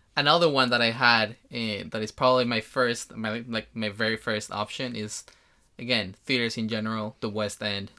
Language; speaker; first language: English; non-native, fluent; Spanish